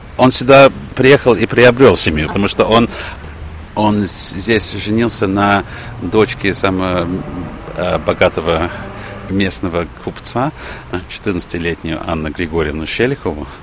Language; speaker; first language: Russian; early bilingual, heritage; English